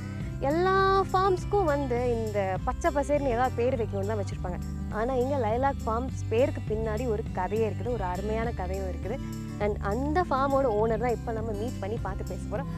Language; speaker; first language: Tamil; native; Tamil